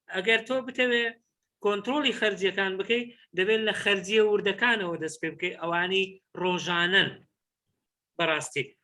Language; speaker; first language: Central Kurdish; native; Central Kurdish